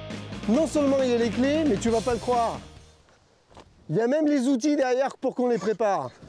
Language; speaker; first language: French; native; French